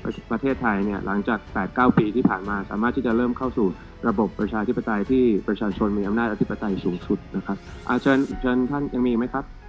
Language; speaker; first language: Thai; native; Thai